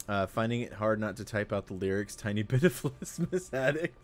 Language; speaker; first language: English; native; English